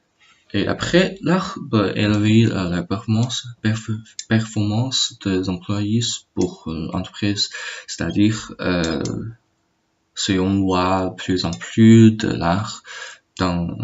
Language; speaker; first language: French; non-native, learner; Chinese